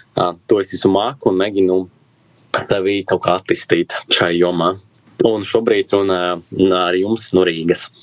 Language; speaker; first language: Latvian; non-native, local second language; Russian